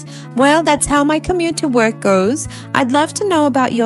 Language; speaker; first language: English; native; English